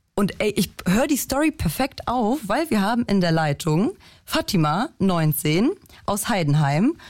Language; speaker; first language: German; early bilingual, other home language; Polish